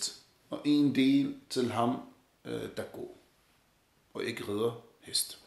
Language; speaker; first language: Danish; early bilingual, other home language; Arabic